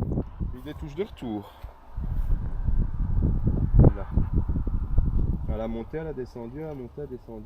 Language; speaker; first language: French; native; French